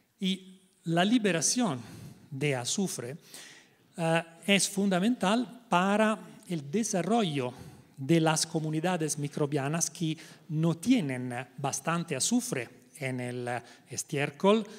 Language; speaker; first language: Spanish; non-native, learner; Italian